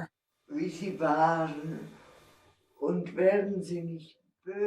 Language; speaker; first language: German; non-native, fluent; Czech